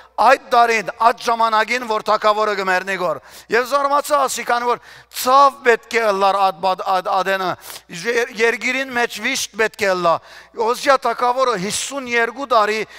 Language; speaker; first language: Armenian; early bilingual, heritage; Armenian